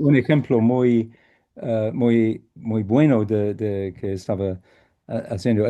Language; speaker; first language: Spanish; non-native, fluent; English